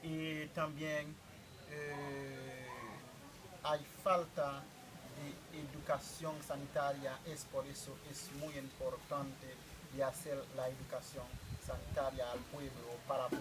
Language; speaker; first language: Spanish; non-native, fluent; Haitian Creole